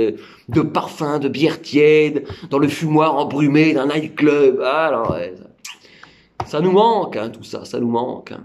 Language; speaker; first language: French; native; French